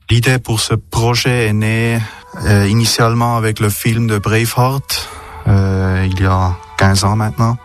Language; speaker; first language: French; non-native, local second language; German